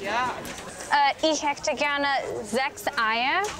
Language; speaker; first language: German; non-native, learner; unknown